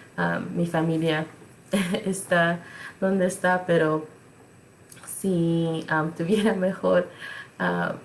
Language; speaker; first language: Spanish; early bilingual, other home language; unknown